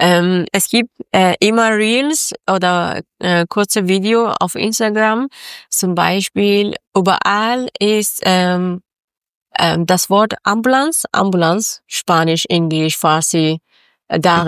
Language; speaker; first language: German; non-native, learner; Persian